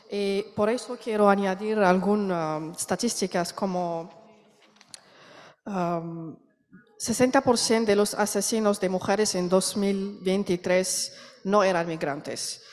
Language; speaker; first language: Spanish; non-native, learner; Arabic